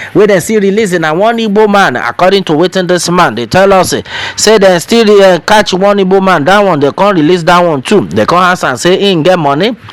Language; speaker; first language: Nigerian Pidgin; non-native, local second language; Yoruba